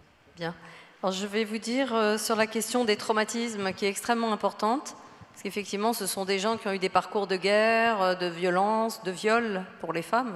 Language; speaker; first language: French; native; French